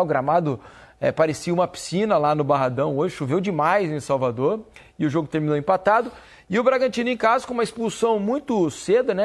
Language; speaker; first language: Portuguese; native; Portuguese